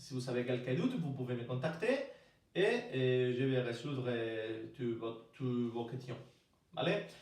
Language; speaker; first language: French; non-native, fluent; Spanish